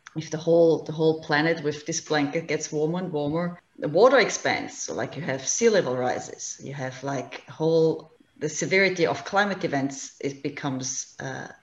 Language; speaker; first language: English; non-native, fluent; German